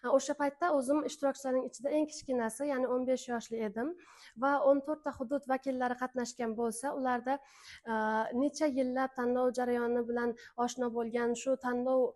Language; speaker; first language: Uzbek; non-native, local second language; Turkmen